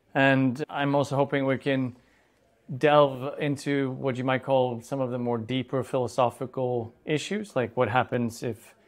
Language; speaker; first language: English; non-native, fluent; Swedish